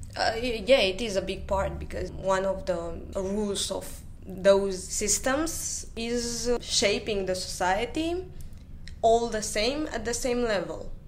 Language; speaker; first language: English; non-native, fluent; Romanian